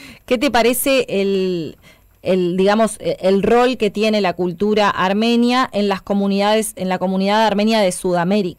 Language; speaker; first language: Spanish; native; Spanish